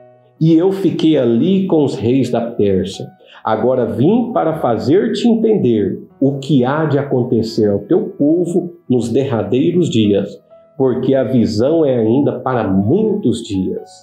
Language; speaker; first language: Portuguese; native; Portuguese